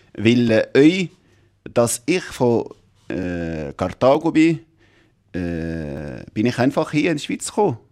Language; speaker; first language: German; non-native, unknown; Arabic